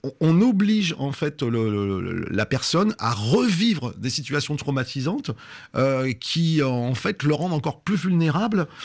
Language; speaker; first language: French; native; French